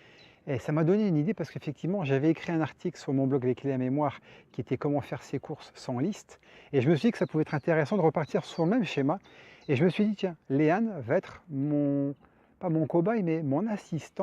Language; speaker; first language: French; native; French